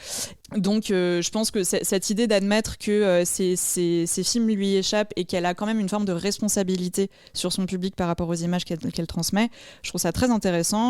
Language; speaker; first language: French; native; French